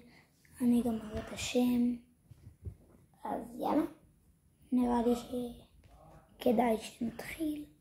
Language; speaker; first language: Hebrew; native; Hebrew